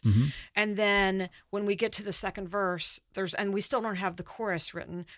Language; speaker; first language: English; native; English